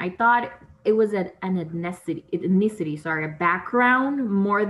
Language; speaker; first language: English; non-native, fluent; Spanish